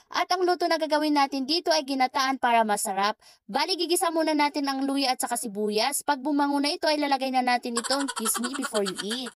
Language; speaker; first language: Filipino; native; Filipino